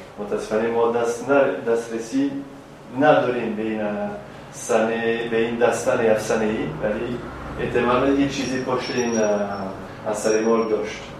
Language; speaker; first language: Persian; non-native, fluent; French